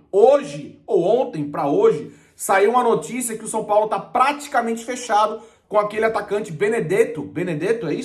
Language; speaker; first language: Portuguese; native; Portuguese